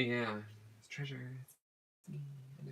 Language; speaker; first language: English; native; English